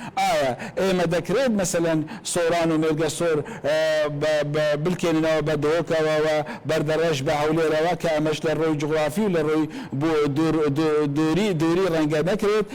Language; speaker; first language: Central Kurdish; non-native, local second language; Kurdish